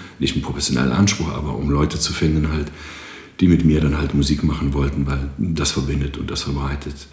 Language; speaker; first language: German; non-native, fluent; Greek